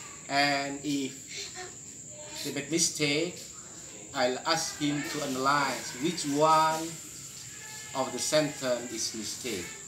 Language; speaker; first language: English; non-native, fluent; Indonesian